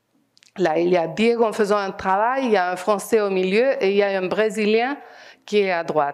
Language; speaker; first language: French; non-native, fluent; Spanish